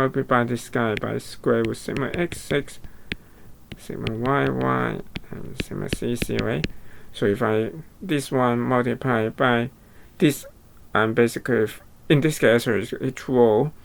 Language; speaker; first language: English; non-native, fluent; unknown